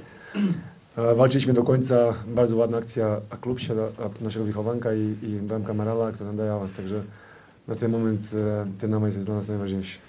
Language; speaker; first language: Polish; non-native, fluent; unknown